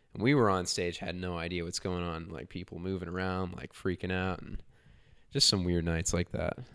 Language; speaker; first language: English; native; English